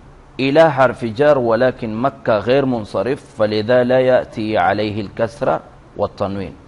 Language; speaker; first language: Arabic; non-native, fluent; Urdu